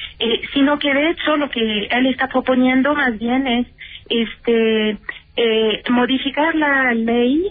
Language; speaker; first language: Spanish; native; Spanish